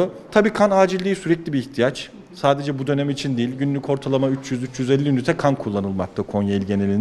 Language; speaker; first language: Turkish; native; Turkish